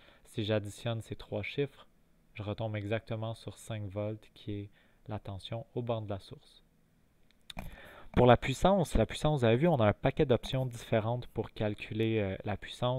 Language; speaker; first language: French; native; French